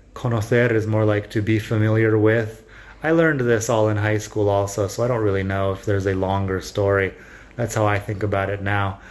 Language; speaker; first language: English; native; English